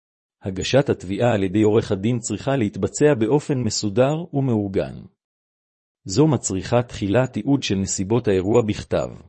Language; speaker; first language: Hebrew; native; Hebrew